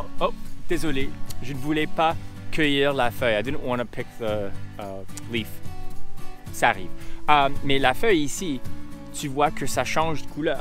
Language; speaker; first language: French; non-native, local second language; English